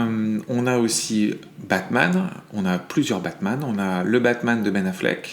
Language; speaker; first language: French; native; French